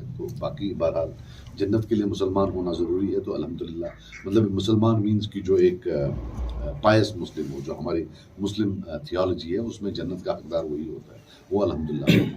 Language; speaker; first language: Urdu; non-native, local second language; Kashmiri